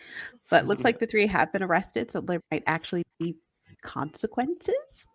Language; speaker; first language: English; native; English